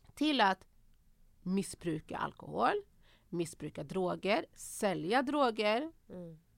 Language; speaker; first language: Swedish; early bilingual, other home language; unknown